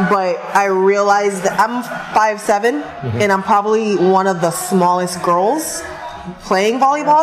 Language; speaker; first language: English; native; English